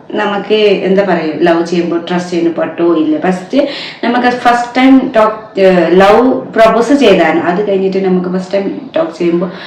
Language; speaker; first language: Malayalam; non-native, learner; Nepali